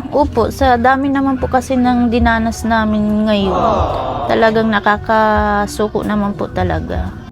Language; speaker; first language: Filipino; non-native, local second language; Cebuano